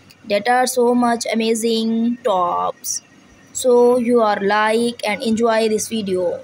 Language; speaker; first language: English; non-native, local second language; Urdu